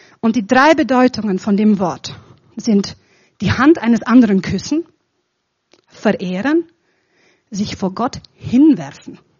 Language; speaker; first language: German; non-native, fluent; Romanian